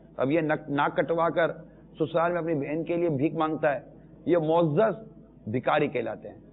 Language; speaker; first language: Urdu; non-native, local second language; Memoni